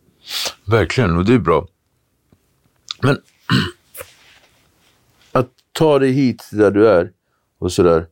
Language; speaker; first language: Swedish; native; Swedish